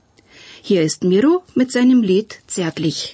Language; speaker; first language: German; non-native, fluent; Bulgarian